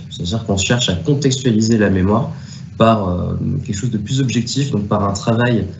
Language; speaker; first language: French; native; French